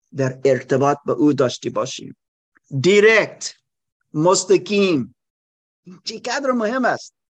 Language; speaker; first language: Persian; non-native, learner; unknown